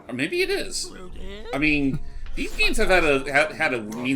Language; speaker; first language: English; native; English